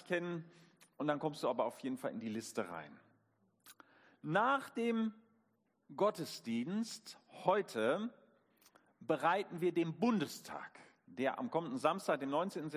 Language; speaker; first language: German; native; German